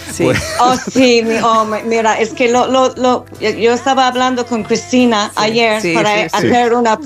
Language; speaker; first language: Spanish; non-native, fluent; English